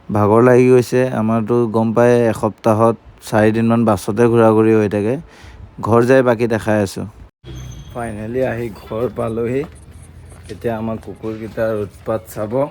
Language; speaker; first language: Assamese; native; Assamese